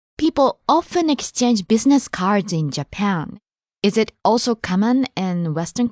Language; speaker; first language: English; non-native, fluent; Japanese